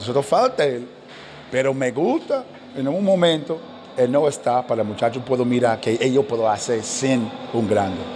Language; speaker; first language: Spanish; non-native, learner; English